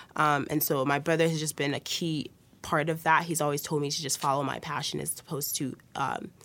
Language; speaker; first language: English; early bilingual, other home language; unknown